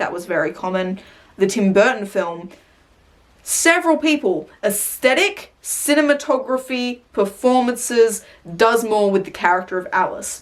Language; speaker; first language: English; native; English